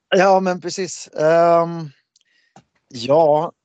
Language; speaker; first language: Swedish; native; Swedish